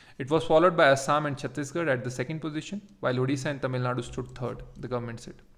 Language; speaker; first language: English; non-native, local second language; Hindi